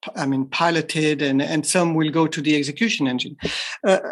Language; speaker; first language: English; non-native, fluent; French